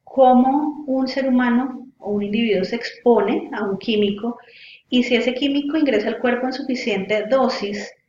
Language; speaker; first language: Spanish; native; Spanish